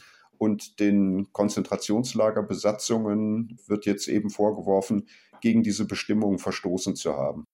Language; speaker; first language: German; native; German